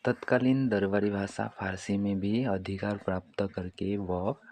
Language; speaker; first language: Hindi; non-native, local second language; Assamese